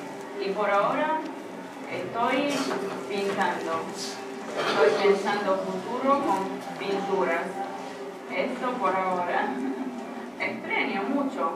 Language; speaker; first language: Spanish; non-native, learner; Arabic